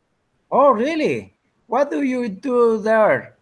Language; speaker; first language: English; non-native, learner; Spanish